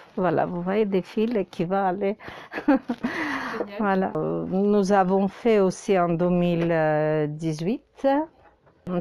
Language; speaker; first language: French; non-native, fluent; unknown